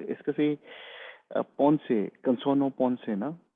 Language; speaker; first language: French; non-native, learner; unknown